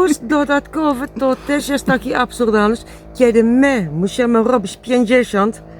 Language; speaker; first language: Polish; non-native, learner; Dutch